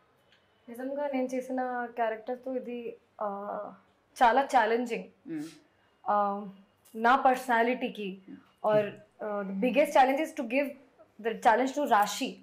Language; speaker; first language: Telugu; non-native, learner; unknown